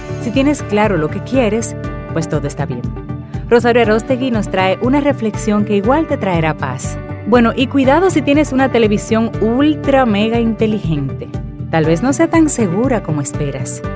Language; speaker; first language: Spanish; native; Spanish